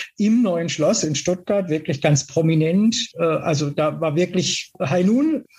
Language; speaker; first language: German; native; German